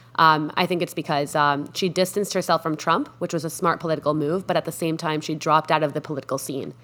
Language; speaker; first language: English; non-native, fluent; Spanish